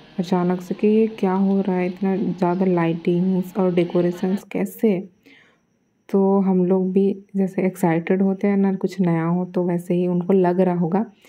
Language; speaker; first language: Hindi; non-native, local second language; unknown